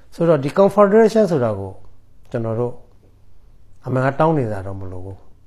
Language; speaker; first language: Burmese; native; Burmese